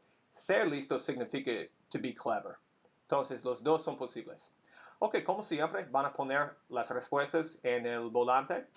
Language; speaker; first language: Spanish; non-native, fluent; English